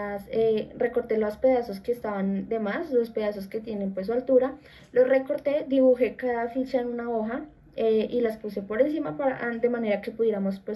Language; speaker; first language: Spanish; native; Spanish